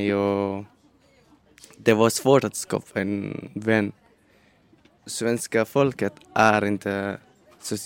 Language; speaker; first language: Swedish; non-native, learner; Persian